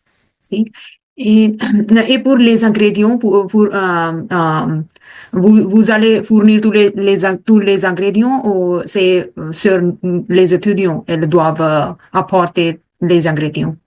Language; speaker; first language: French; non-native, learner; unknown